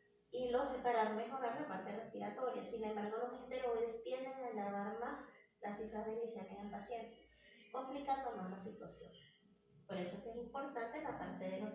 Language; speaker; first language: Spanish; native; Spanish